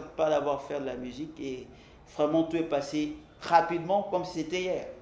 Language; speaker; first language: French; non-native, local second language; Lingala